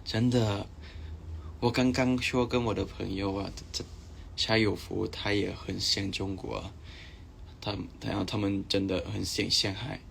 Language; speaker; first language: Chinese; non-native, learner; Thai